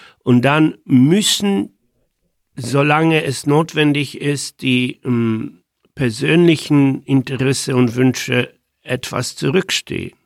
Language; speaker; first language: German; non-native, fluent; Polish